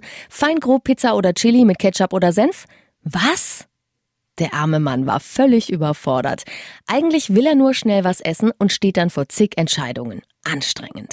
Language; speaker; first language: German; native; German